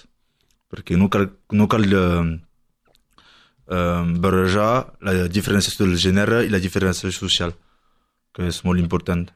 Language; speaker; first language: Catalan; non-native, learner; French